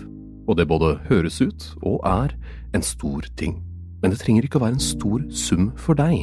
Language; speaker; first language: Norwegian; native; Norwegian